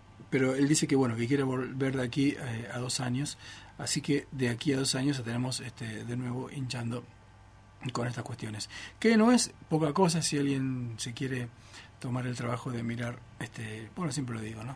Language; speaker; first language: Spanish; native; Spanish